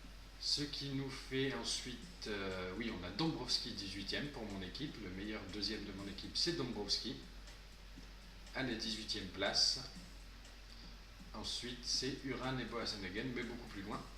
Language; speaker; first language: French; native; French